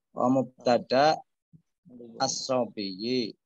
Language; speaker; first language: Arabic; non-native, learner; Indonesian